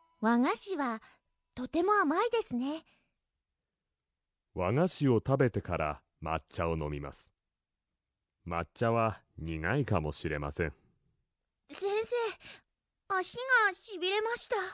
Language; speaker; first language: Japanese; non-native, fluent; Korean